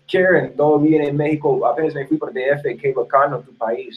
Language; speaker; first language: Spanish; non-native, fluent; English